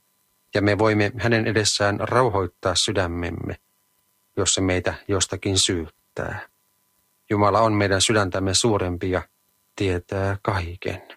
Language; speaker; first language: Finnish; native; Finnish